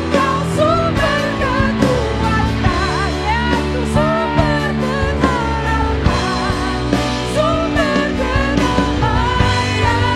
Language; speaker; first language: Indonesian; native; Indonesian